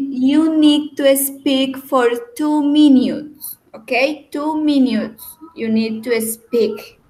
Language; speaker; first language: English; non-native, learner; Spanish